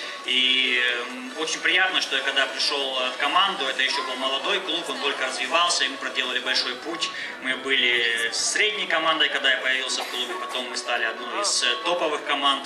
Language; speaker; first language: Russian; native; Russian